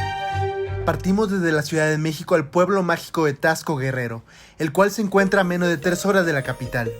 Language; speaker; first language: Spanish; native; Spanish